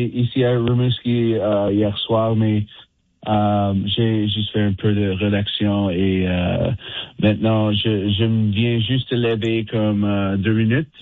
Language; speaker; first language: French; non-native, fluent; English